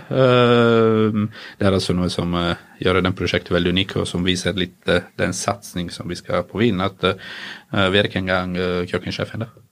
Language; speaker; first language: Norwegian; non-native, fluent; Italian